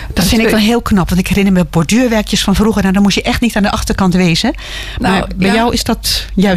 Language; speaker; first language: Dutch; native; Dutch